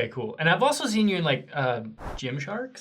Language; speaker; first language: English; native; English